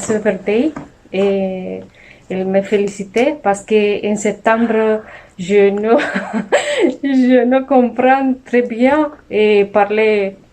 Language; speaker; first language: French; non-native, learner; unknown